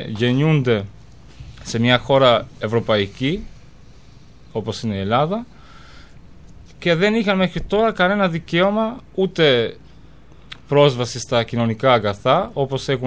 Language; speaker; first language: Greek; non-native, fluent; Albanian